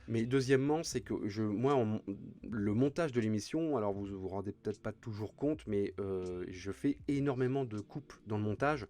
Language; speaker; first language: French; native; French